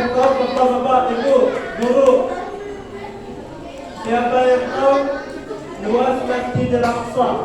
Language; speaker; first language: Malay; non-native, learner; Arabic